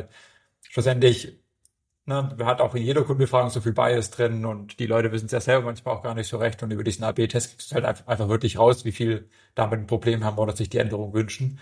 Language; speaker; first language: German; native; German